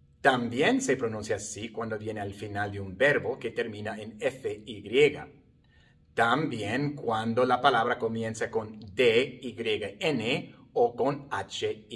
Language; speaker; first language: Spanish; non-native, fluent; English